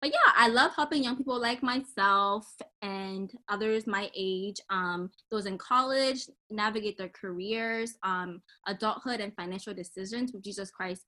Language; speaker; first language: English; non-native, local second language; French